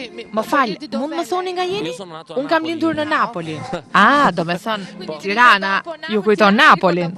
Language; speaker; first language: Albanian; native; Albanian